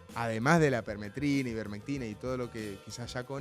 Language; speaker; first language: Spanish; native; Spanish